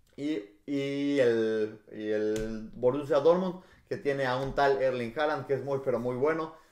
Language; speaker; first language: Spanish; native; Spanish